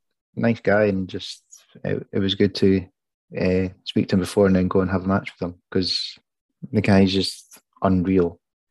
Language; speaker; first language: English; native; English